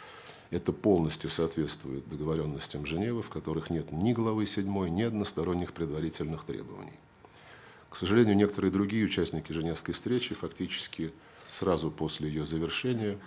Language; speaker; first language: Russian; native; Russian